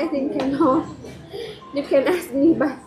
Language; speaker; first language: English; non-native, learner; Vietnamese